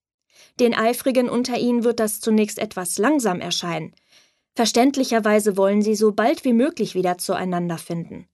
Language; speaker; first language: German; native; German